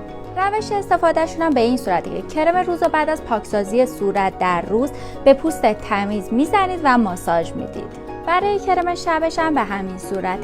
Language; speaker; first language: Persian; native; Persian